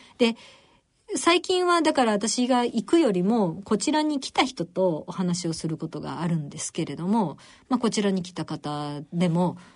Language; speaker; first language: Japanese; native; Japanese